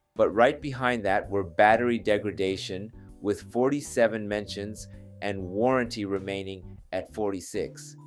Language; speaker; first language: English; non-native, fluent; Japanese